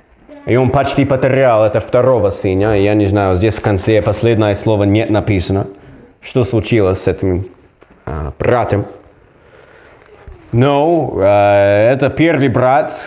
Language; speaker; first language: Russian; non-native, learner; English